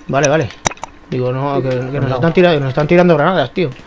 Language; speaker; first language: Spanish; native; Spanish